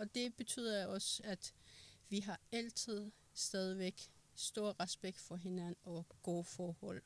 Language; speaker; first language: Danish; non-native, fluent; Persian